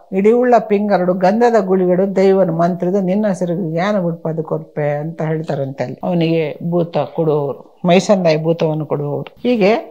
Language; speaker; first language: Kannada; non-native, local second language; Tulu